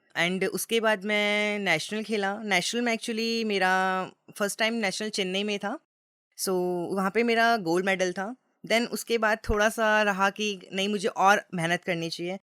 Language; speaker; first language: Hindi; native; Hindi